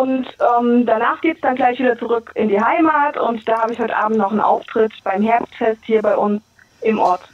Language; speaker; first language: German; native; German